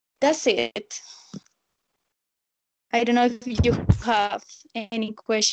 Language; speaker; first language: English; non-native, learner; Spanish